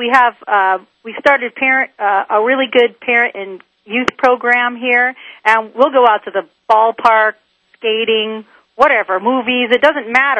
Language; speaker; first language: English; native; English